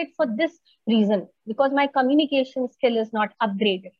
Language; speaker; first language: English; non-native, local second language; Hindi